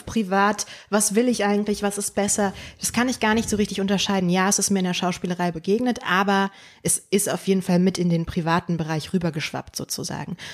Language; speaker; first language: German; early bilingual, other home language; Polish